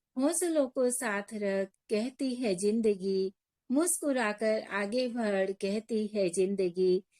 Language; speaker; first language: Hindi; native; Hindi